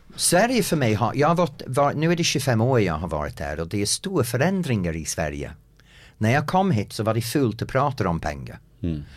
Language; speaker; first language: Swedish; non-native, fluent; English